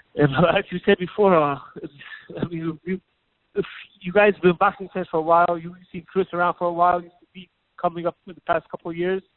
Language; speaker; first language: English; native; English